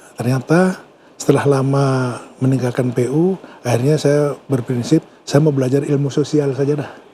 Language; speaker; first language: Indonesian; native; Indonesian